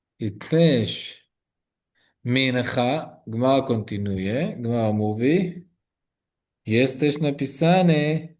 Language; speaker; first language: Polish; non-native, learner; Hebrew